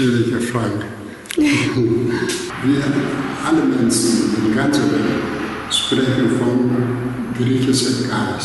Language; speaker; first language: German; non-native, learner; Greek